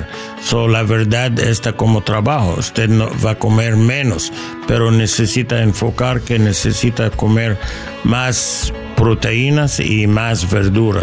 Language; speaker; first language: Spanish; non-native, learner; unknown